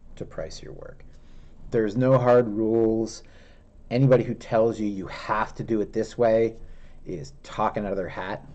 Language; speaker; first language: English; native; English